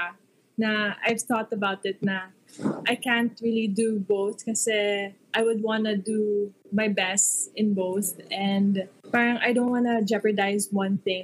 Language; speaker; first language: English; non-native, local second language; Hiligaynon